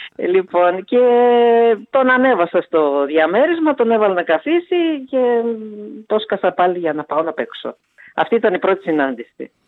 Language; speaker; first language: Greek; early bilingual, heritage; Greek